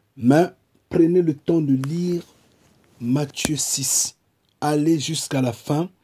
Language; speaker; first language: French; non-native, local second language; Kongo